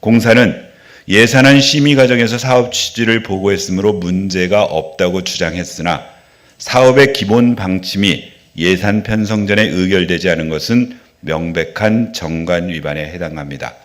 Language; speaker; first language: Korean; native; Korean